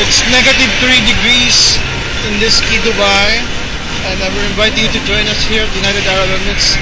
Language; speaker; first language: English; non-native, local second language; Filipino